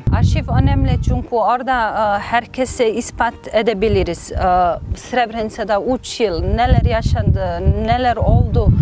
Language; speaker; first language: Turkish; non-native, learner; Bosnian